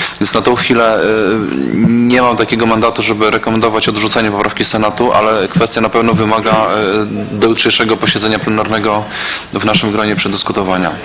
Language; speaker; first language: Polish; native; Polish